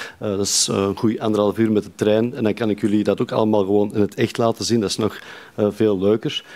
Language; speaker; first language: Dutch; native; Dutch